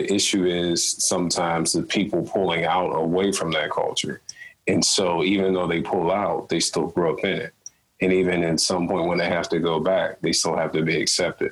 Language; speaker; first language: English; native; English